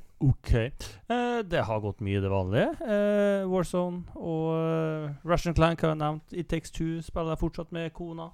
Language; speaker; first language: Norwegian; native; Norwegian